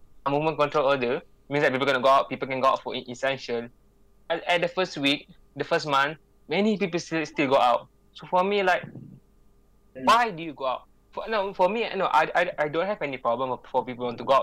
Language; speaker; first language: English; non-native, local second language; Malay